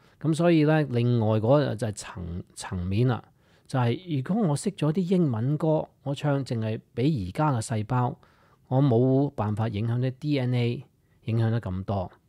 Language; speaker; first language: Cantonese; early bilingual, heritage; English